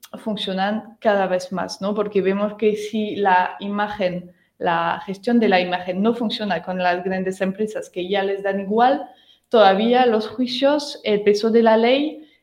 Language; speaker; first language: Spanish; non-native, fluent; French